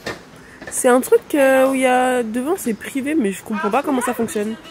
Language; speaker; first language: French; native; French